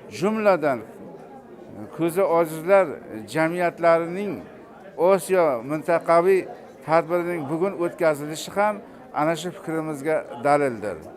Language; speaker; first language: Uzbek; native; Uzbek